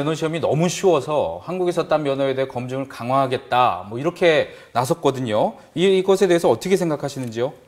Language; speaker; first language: Korean; native; Korean